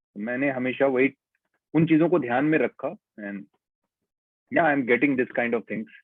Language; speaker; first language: Hindi; native; Hindi